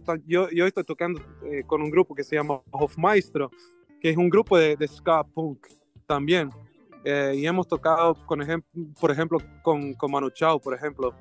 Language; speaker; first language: Spanish; non-native, fluent; Swedish